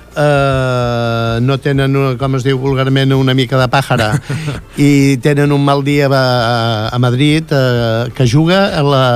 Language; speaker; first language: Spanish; non-native, local second language; Catalan